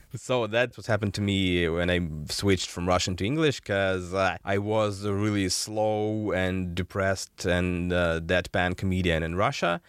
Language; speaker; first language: English; non-native, fluent; Russian